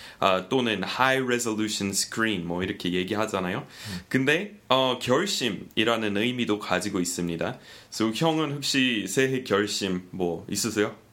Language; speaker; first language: Korean; non-native, fluent; English